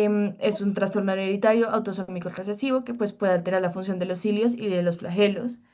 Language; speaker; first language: Spanish; native; Spanish